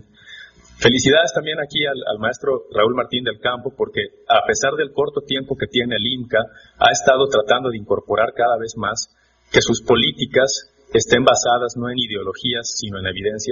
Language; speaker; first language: Spanish; native; Spanish